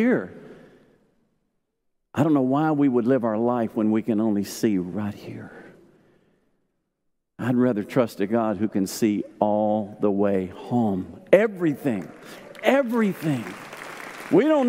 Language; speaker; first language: English; native; English